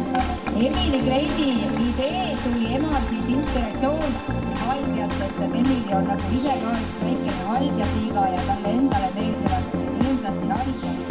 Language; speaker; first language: Estonian; native; Estonian